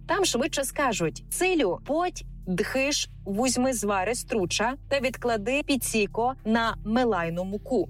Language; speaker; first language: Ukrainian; native; Ukrainian